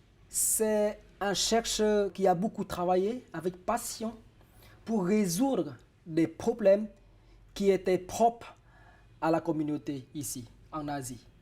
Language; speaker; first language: French; non-native, fluent; Vietnamese